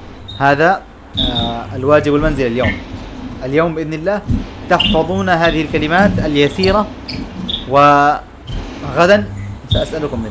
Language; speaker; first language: Arabic; non-native, fluent; Bangla